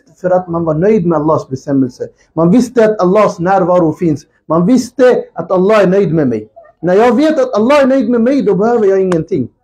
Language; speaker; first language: Swedish; non-native, local second language; Urdu